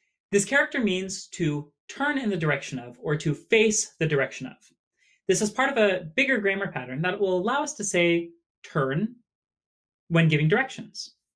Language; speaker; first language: English; native; English